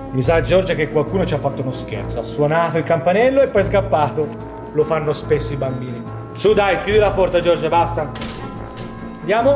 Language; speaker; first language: Italian; native; Italian